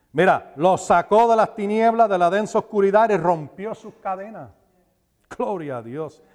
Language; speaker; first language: Spanish; early bilingual, heritage; Spanish